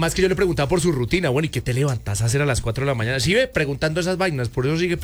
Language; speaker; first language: Spanish; native; Spanish